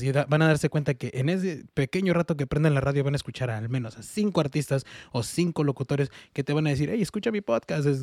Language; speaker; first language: Spanish; early bilingual, heritage; Spanish